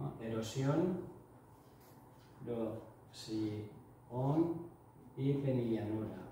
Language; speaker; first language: Spanish; native; Spanish